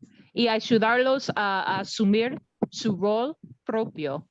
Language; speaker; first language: Spanish; non-native, learner; English